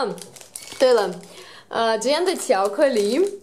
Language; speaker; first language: Chinese; non-native, fluent; Russian